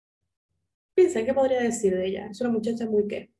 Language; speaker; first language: Spanish; native; Spanish